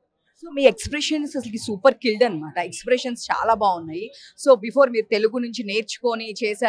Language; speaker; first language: Telugu; native; Telugu